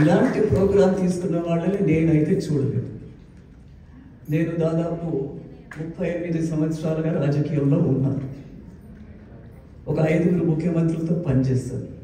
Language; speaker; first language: Telugu; native; Telugu